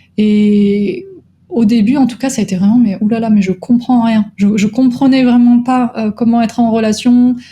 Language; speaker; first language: French; native; French